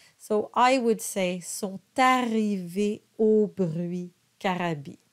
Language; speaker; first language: French; native; French